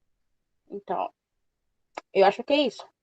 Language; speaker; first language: Portuguese; non-native, learner; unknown